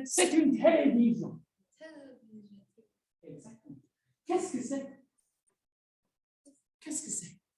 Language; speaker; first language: French; non-native, fluent; English